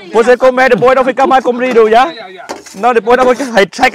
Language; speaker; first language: Portuguese; non-native, learner; Vietnamese